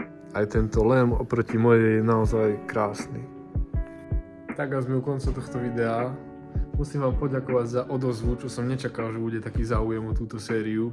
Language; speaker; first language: Slovak; native; Slovak